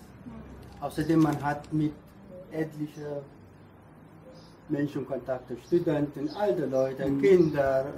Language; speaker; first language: German; non-native, learner; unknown